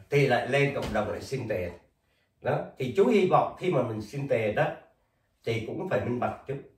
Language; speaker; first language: Vietnamese; native; Vietnamese